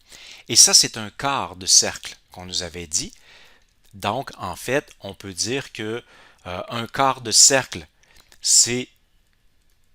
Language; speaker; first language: French; native; French